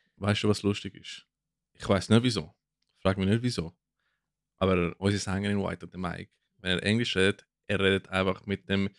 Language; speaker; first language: German; non-native, fluent; English